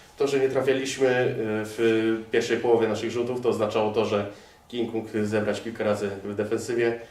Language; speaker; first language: Polish; native; Polish